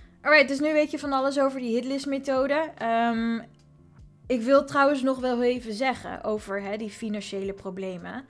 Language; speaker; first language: Dutch; native; Dutch